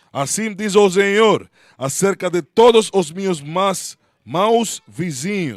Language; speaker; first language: Portuguese; non-native, learner; Spanish